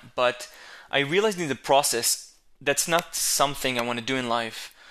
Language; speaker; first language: English; non-native, fluent; Hebrew